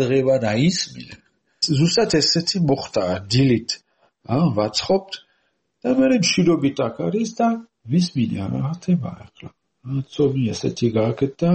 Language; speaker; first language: Georgian; non-native, learner; French